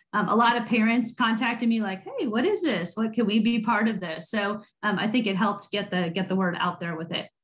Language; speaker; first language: English; native; English